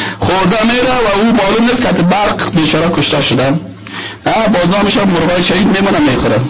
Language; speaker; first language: Persian; native; Persian